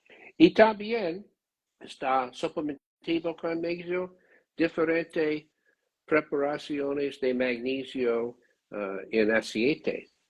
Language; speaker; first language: Spanish; non-native, learner; English